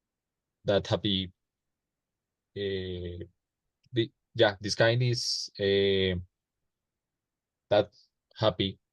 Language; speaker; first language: English; non-native, learner; Spanish